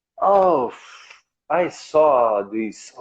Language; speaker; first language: English; non-native, learner; Portuguese